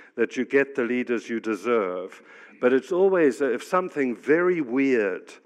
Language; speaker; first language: English; native; English